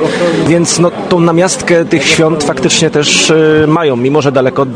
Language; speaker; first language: Polish; native; Polish